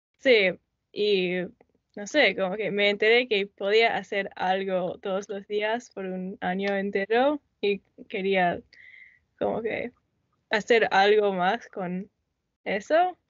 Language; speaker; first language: Spanish; non-native, learner; English